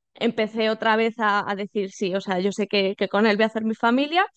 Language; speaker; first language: Spanish; native; Spanish